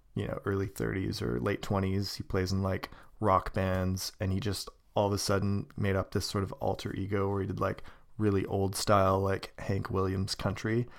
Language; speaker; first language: English; native; English